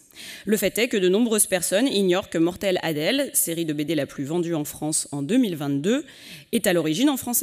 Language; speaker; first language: French; native; French